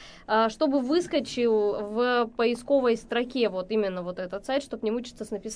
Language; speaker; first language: Russian; native; Russian